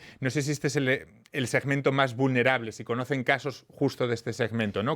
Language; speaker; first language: Spanish; native; Spanish